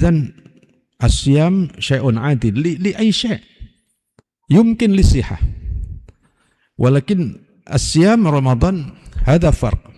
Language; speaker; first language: Arabic; non-native, fluent; Indonesian